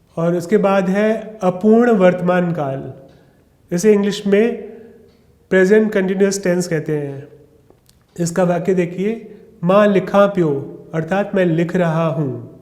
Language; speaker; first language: Hindi; non-native, local second language; Sindhi